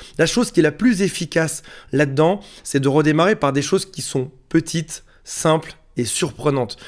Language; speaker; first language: French; native; French